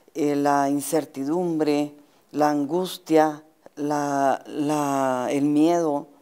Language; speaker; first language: Spanish; native; Spanish